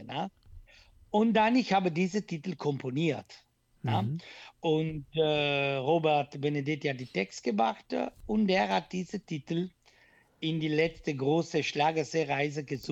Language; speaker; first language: German; non-native, learner; Italian